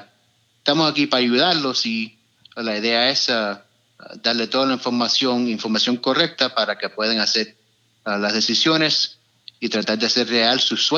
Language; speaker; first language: Spanish; early bilingual, heritage; Spanish